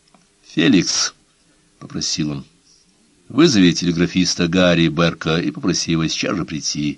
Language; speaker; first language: Russian; native; Russian